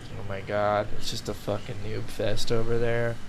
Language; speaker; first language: English; native; English